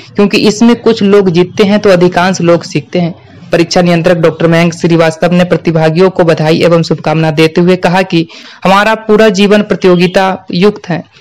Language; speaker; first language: Hindi; native; Hindi